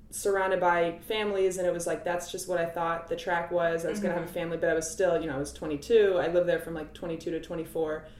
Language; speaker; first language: English; native; English